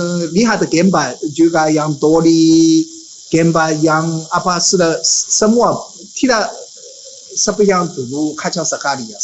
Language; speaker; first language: Indonesian; non-native, learner; Japanese